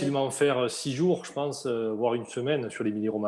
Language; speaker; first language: French; native; French